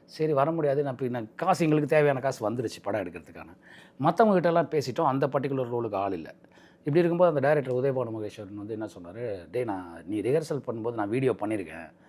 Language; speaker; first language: Tamil; native; Tamil